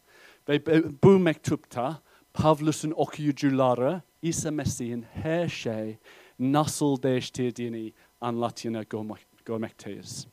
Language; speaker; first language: Turkish; non-native, fluent; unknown